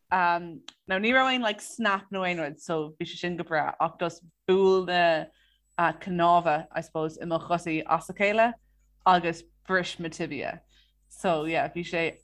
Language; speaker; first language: Irish; non-native, local second language; English